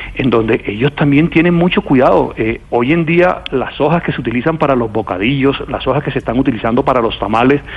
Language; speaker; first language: Spanish; native; Spanish